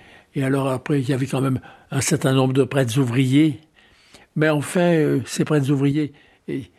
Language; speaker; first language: French; native; French